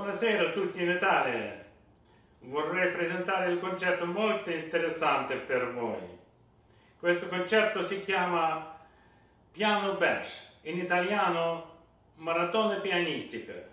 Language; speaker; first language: Italian; non-native, fluent; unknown